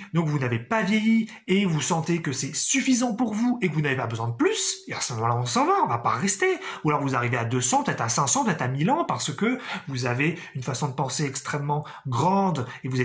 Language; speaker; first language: French; native; French